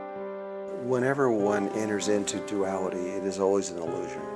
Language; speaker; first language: English; native; English